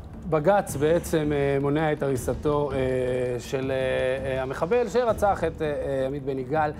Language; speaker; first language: Hebrew; native; Hebrew